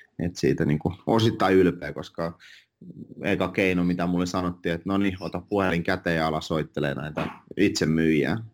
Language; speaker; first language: Finnish; early bilingual, other home language; Russian